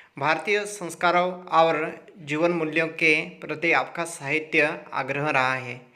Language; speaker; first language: Hindi; non-native, local second language; Marathi